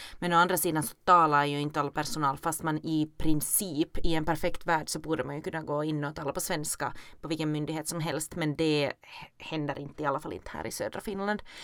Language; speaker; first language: Swedish; native; Swedish